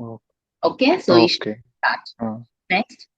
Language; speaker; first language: German; non-native, fluent; Tamil